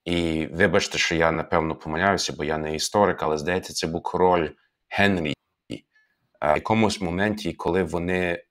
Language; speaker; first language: Ukrainian; non-native, fluent; English